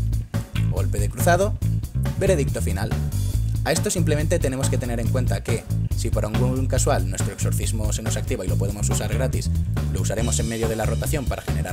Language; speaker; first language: Spanish; native; Spanish